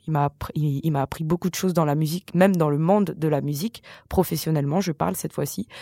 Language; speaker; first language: French; non-native, local second language; Malagasy